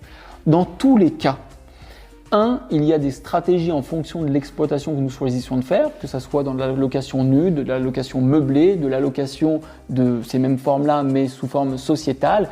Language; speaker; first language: French; native; French